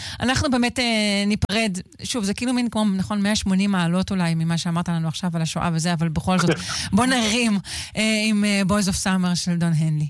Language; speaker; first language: Hebrew; native; Hebrew